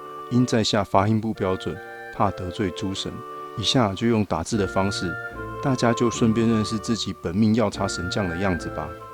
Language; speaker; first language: Chinese; native; Chinese